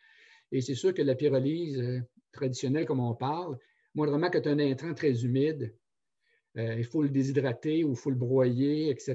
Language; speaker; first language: French; native; French